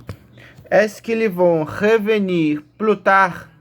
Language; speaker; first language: French; non-native, learner; Portuguese